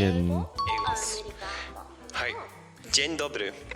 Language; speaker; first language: Japanese; non-native, fluent; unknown